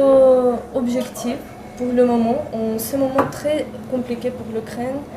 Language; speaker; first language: French; non-native, fluent; Ukrainian